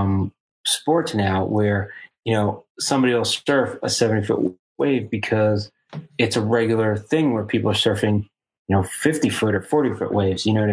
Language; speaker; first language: English; native; English